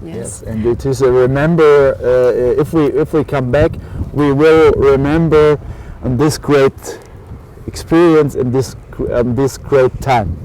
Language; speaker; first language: English; non-native, learner; German